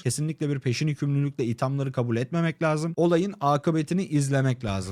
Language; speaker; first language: Turkish; native; Turkish